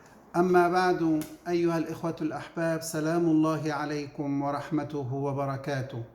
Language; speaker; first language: Arabic; native; Arabic